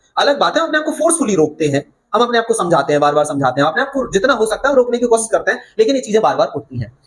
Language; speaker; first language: Hindi; native; Hindi